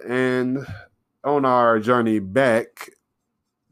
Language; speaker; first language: English; native; English